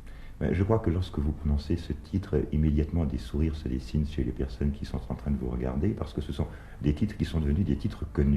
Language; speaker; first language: French; native; French